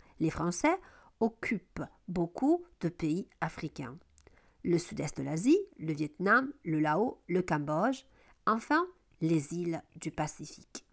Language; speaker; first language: French; non-native, fluent; Italian